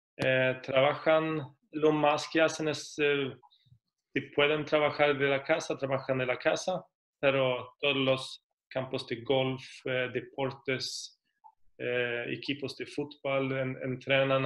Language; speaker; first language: Spanish; non-native, fluent; Swedish